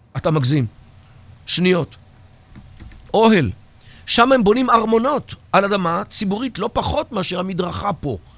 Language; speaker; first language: Hebrew; native; Hebrew